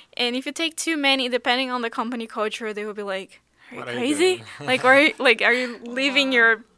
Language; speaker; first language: English; non-native, fluent; Portuguese